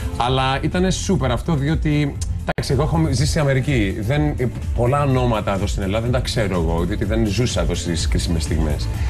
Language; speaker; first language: Greek; early bilingual, heritage; Greek